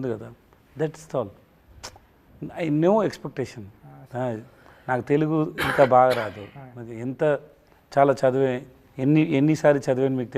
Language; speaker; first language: Telugu; non-native, learner; Tamil